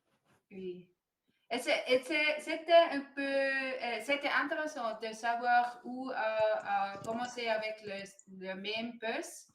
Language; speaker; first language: French; non-native, learner; German